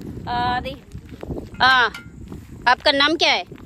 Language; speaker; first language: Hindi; non-native, local second language; Telugu